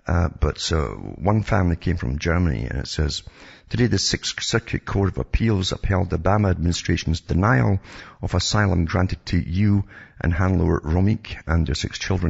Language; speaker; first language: English; native; English